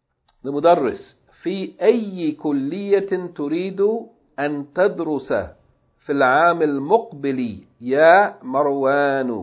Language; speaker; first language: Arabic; non-native, fluent; English